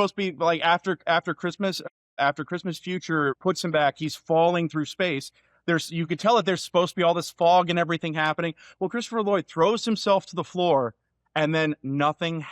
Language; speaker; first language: English; native; English